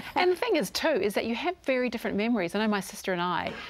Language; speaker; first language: English; native; English